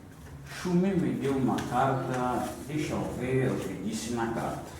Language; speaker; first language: Portuguese; non-native, fluent; Haitian Creole